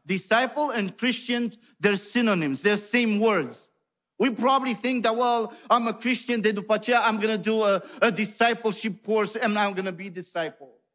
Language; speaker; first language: English; non-native, fluent; Romanian